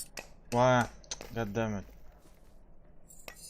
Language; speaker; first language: English; non-native, learner; Polish